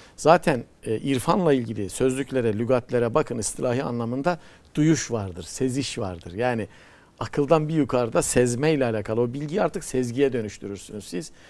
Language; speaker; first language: Turkish; native; Turkish